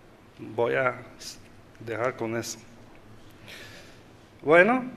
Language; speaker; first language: Spanish; non-native, fluent; Dutch